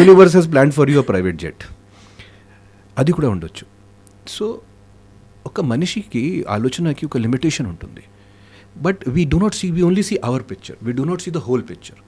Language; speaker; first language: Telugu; non-native, fluent; Hindi